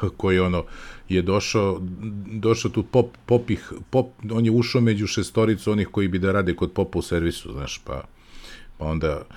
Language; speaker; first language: Serbian; native; Serbian